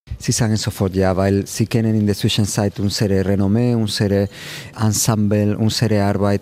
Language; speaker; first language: German; non-native, fluent; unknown